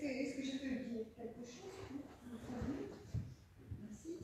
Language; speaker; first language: French; non-native, learner; Russian